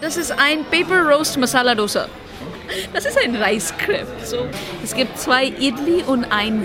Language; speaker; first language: German; non-native, learner; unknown